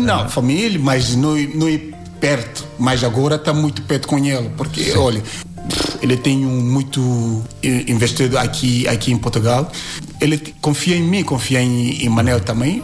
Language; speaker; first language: Portuguese; non-native, learner; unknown